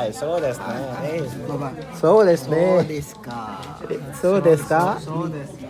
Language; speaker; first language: Japanese; non-native, learner; Hindi